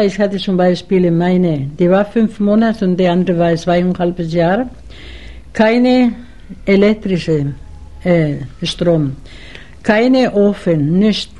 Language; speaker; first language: German; non-native, fluent; Spanish